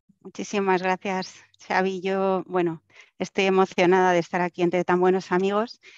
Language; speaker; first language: Spanish; native; Spanish